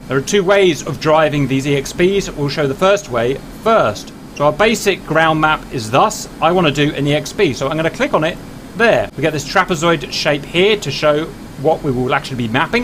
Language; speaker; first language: English; native; English